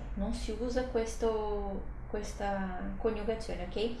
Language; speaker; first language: Italian; non-native, fluent; Portuguese